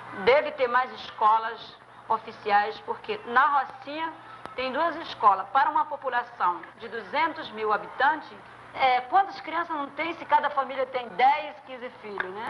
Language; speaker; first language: Portuguese; native; Portuguese